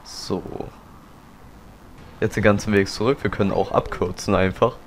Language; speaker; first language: German; native; German